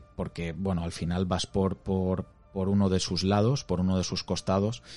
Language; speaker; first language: Spanish; native; Spanish